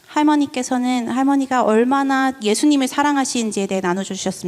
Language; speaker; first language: Korean; native; Korean